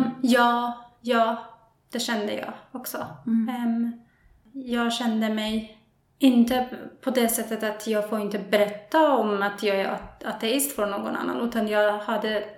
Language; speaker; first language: Swedish; non-native, fluent; Persian